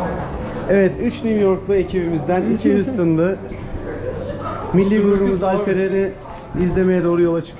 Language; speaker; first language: Turkish; native; Turkish